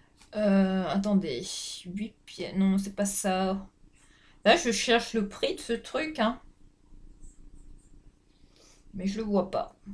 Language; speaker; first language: French; native; French